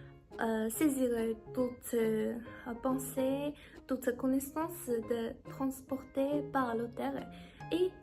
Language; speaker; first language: French; non-native, learner; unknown